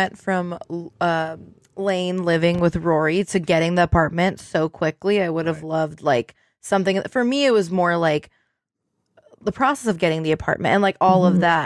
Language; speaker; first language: English; native; English